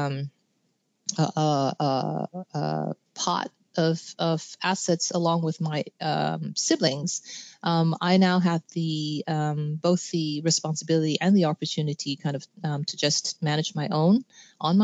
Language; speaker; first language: English; non-native, local second language; Cantonese